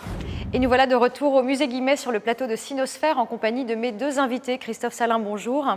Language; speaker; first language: French; native; French